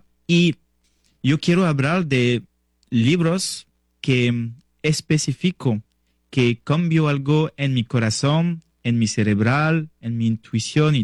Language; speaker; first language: Spanish; non-native, learner; French